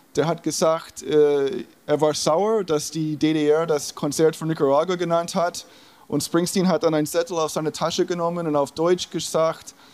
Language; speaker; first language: German; non-native, fluent; English